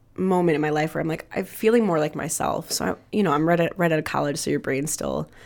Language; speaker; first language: English; native; English